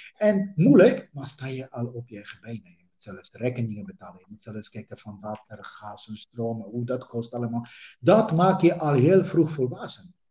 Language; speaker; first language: Dutch; non-native, fluent; Polish